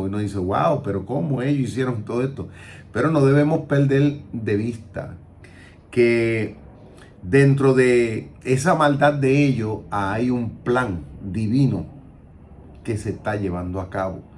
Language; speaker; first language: Spanish; native; Spanish